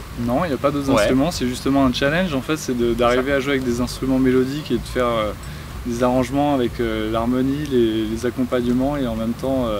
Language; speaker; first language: French; native; French